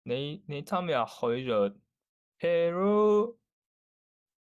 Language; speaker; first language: Chinese; non-native, learner; Japanese